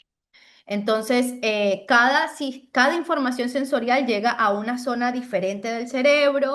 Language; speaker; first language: Spanish; native; Spanish